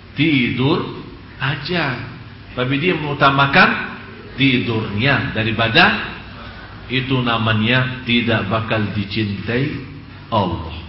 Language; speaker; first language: Indonesian; non-native, fluent; Arabic